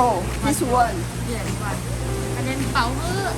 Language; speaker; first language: English; non-native, learner; Korean